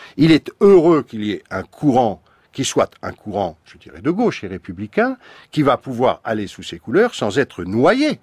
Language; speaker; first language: French; native; French